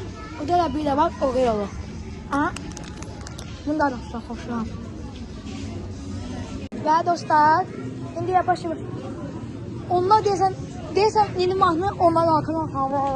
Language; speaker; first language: Turkish; non-native, learner; Azerbaijani